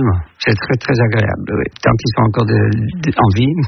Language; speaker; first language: French; non-native, fluent; Dutch